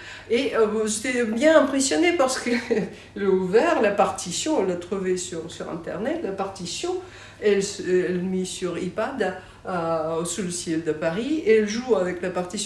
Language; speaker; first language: French; non-native, fluent; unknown